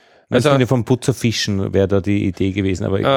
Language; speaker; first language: German; native; German